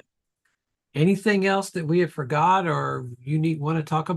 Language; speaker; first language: English; native; English